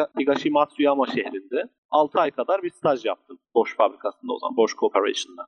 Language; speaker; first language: Turkish; native; Turkish